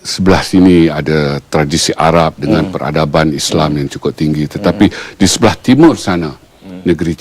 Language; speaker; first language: Malay; native; Malay